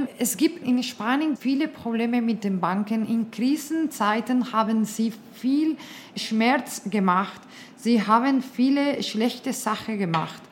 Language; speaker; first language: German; non-native, fluent; Spanish